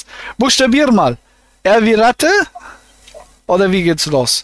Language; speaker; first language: German; native; German